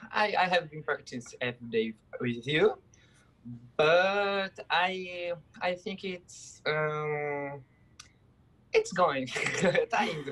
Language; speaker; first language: English; non-native, learner; Portuguese